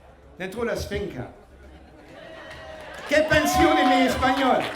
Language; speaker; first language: Spanish; non-native, learner; French